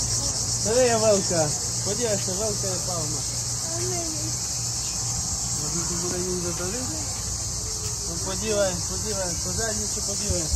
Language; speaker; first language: Czech; non-native, fluent; Russian